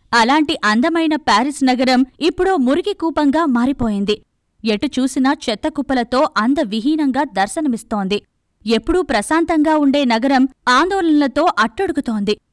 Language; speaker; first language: Telugu; native; Telugu